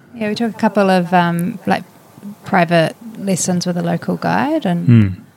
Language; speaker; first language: English; native; English